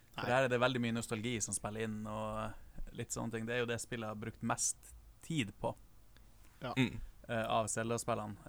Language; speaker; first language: Norwegian; native; Norwegian